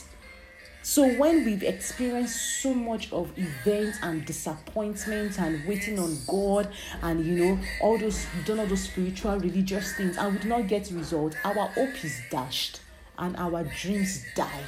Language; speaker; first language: English; non-native, local second language; Yoruba